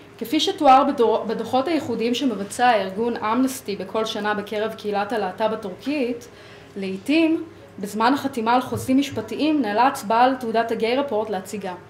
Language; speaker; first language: Hebrew; native; Hebrew